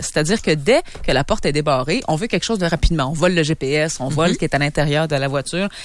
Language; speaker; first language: French; native; French